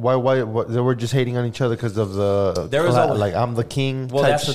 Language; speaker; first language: English; early bilingual, other home language; Spanish